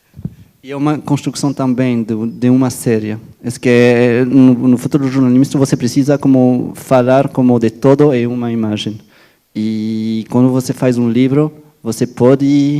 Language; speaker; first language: Portuguese; non-native, fluent; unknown